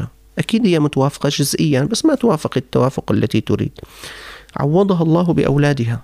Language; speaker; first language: Arabic; native; Arabic